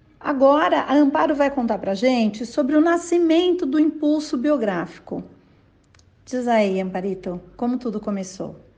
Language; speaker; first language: Portuguese; native; Portuguese